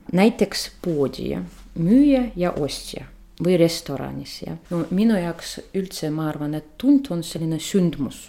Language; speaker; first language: Estonian; non-native, fluent; Russian